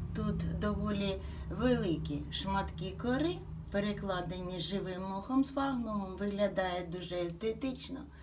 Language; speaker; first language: Ukrainian; native; Ukrainian